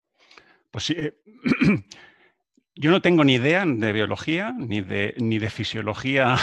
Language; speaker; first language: Spanish; native; Spanish